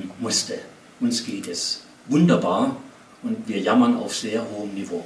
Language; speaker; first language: German; native; German